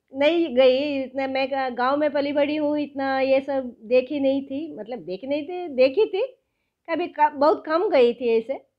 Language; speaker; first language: Hindi; non-native, local second language; Kannada